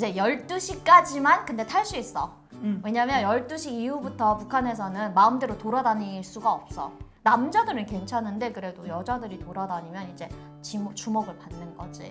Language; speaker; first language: Korean; native; Korean